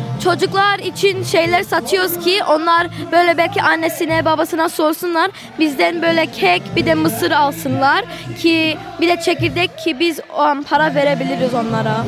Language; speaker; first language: Turkish; early bilingual, heritage; Turkish